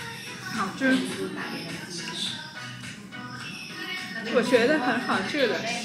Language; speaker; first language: Chinese; non-native, fluent; Vietnamese